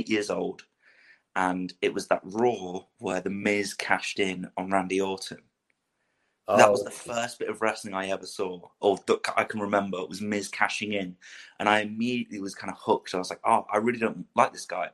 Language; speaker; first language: English; native; English